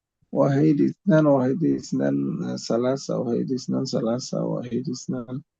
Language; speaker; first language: Arabic; non-native, learner; Bangla